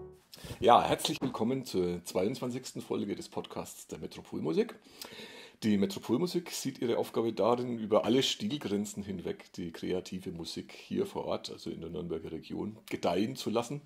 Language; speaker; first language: German; native; German